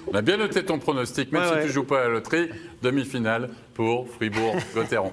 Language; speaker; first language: French; native; French